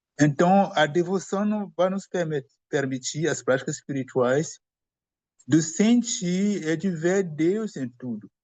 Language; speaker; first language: Portuguese; non-native, fluent; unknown